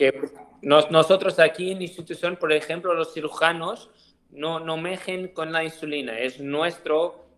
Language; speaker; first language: Spanish; non-native, learner; Portuguese